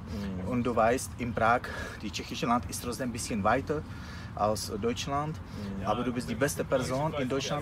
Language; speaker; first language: German; non-native, learner; Czech